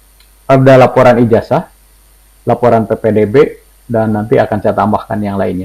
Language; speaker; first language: Indonesian; native; Indonesian